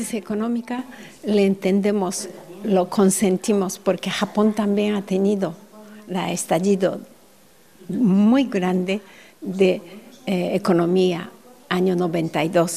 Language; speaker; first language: Spanish; non-native, fluent; Japanese